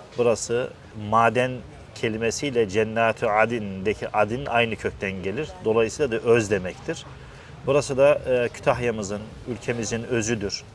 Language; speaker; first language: Turkish; native; Turkish